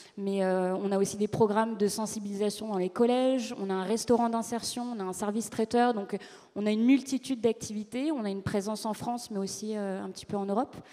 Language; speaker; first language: French; native; French